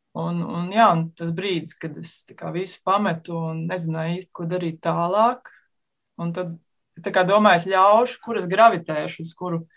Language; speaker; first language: Latvian; native; Latvian